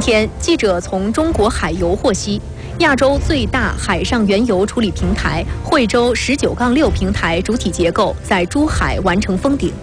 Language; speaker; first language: Chinese; native; Chinese